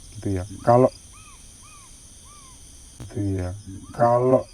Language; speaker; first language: Indonesian; non-native, local second language; Javanese